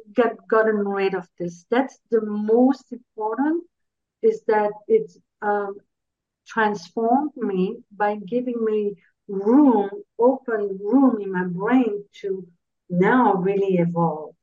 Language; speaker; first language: English; non-native, fluent; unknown